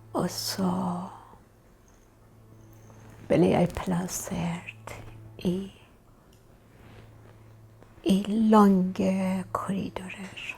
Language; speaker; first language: Norwegian; non-native, fluent; Persian